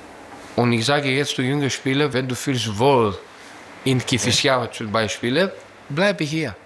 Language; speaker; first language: German; non-native, learner; Greek